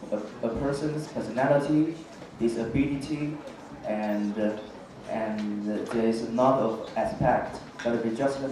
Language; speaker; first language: English; non-native, learner; Chinese